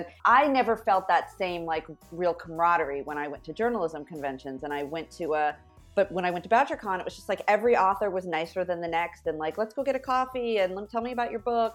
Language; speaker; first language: English; native; English